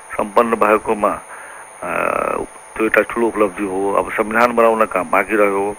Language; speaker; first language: Nepali; non-native, local second language; Maithili